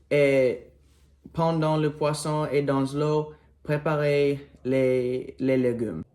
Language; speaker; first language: French; non-native, learner; English